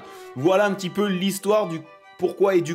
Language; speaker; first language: French; native; French